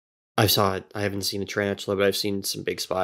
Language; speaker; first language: English; native; English